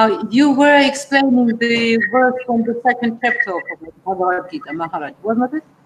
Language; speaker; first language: English; non-native, fluent; Georgian